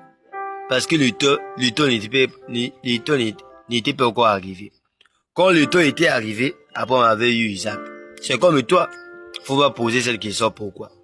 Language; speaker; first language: French; non-native, local second language; Lingala